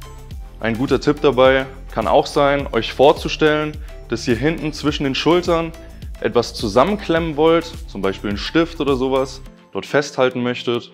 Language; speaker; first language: German; native; German